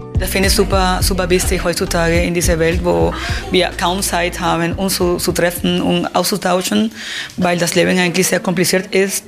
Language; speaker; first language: German; non-native, fluent; Spanish